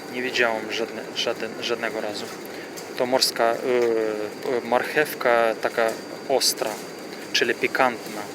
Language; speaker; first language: Polish; non-native, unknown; Ukrainian